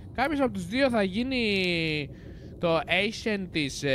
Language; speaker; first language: Greek; native; Greek